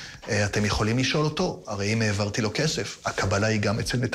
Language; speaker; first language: Hebrew; native; Hebrew